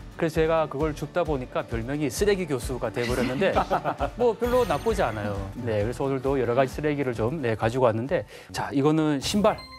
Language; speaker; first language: Korean; native; Korean